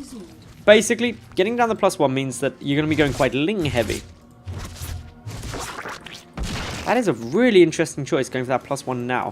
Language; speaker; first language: English; native; English